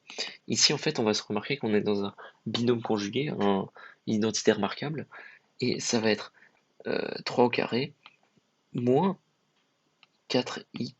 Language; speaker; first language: French; native; French